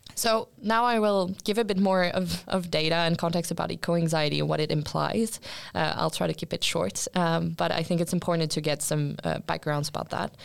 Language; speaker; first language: English; non-native, fluent; French